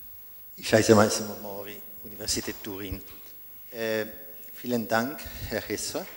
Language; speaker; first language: German; non-native, fluent; Italian